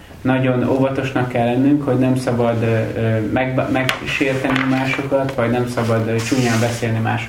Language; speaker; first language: Hungarian; native; Hungarian